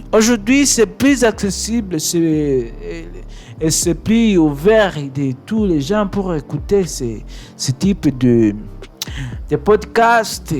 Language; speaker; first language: French; non-native, learner; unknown